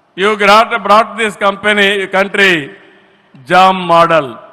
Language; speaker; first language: English; non-native, local second language; Telugu